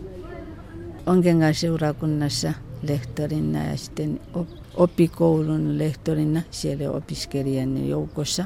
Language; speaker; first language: Finnish; non-native, fluent; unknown